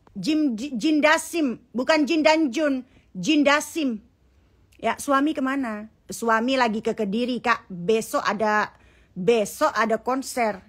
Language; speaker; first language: Indonesian; native; Indonesian